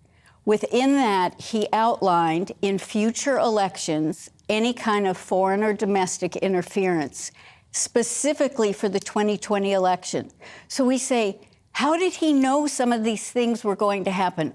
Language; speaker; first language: English; native; English